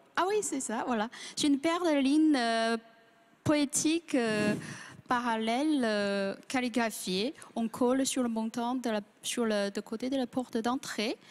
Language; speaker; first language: French; non-native, fluent; Chinese